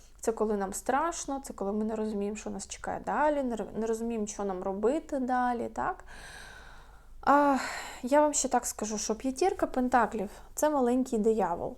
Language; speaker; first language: Ukrainian; non-native, local second language; Russian